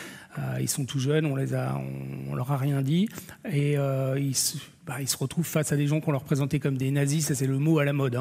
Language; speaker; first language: French; native; French